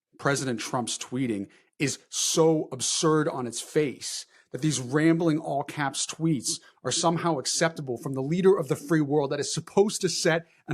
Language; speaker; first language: English; native; English